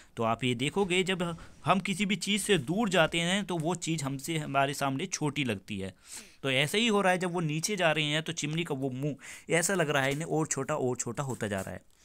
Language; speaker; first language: Hindi; native; Hindi